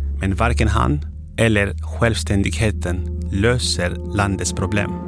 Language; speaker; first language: Swedish; non-native, fluent; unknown